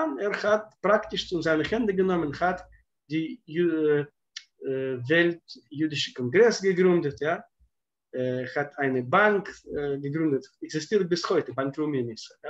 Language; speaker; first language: German; non-native, fluent; Russian